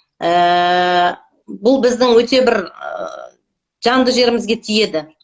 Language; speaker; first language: Kazakh; native; Kazakh